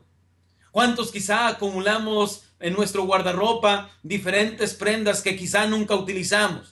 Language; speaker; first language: Spanish; native; Spanish